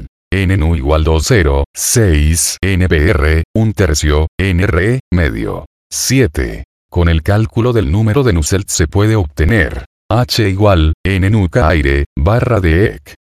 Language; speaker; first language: Spanish; native; Spanish